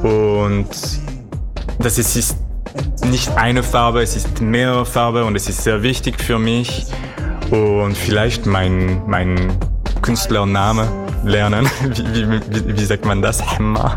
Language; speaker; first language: German; non-native, learner; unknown